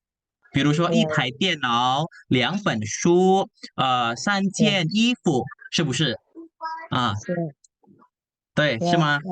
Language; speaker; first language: Chinese; non-native, fluent; Indonesian